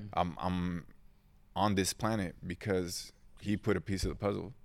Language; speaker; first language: English; early bilingual, other home language; Spanish